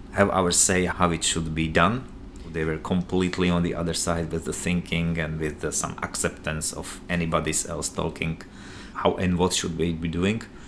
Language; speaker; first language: English; non-native, fluent; Slovak